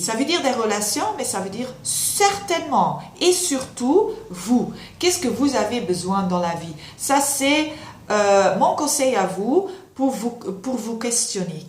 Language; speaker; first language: French; non-native, local second language; Dutch